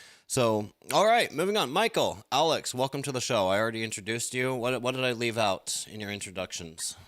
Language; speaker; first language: English; native; English